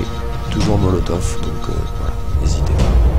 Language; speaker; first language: French; native; French